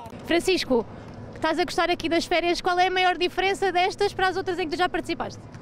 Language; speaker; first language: Portuguese; native; Portuguese